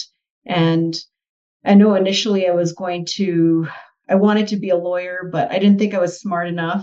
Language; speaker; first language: English; native; English